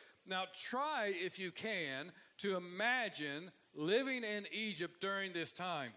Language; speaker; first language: English; native; English